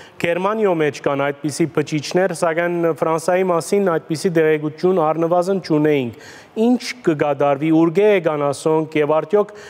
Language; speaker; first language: Armenian; early bilingual, heritage; Armenian